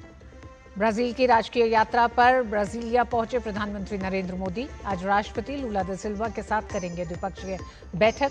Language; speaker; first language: Hindi; native; Hindi